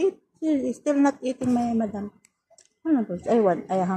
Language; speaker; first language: English; non-native, learner; Filipino